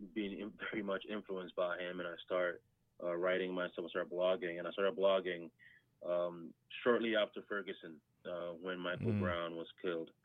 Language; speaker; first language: English; early bilingual, other home language; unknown